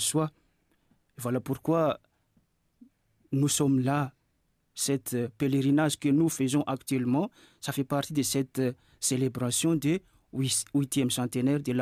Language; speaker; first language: French; non-native, local second language; Malagasy